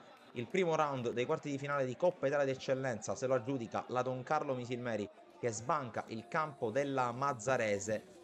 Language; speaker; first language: Italian; native; Italian